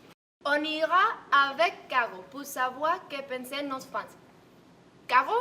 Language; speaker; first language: French; non-native, learner; Spanish